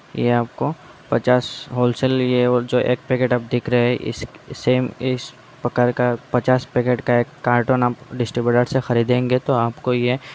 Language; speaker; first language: Hindi; non-native, local second language; Assamese